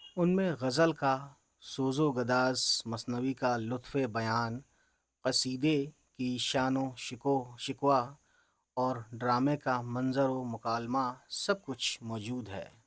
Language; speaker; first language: Urdu; native; Urdu